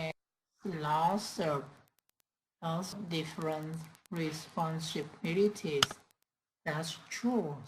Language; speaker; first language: English; non-native, learner; Vietnamese